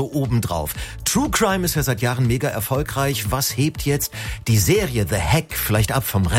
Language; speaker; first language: German; native; German